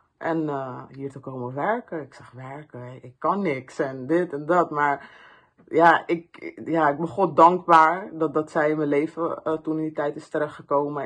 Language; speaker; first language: Dutch; early bilingual, other home language; Persian